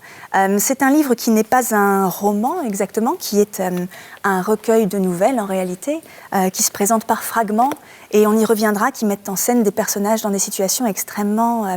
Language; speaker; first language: French; native; French